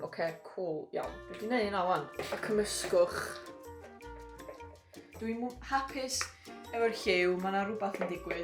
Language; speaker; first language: Welsh; native; Welsh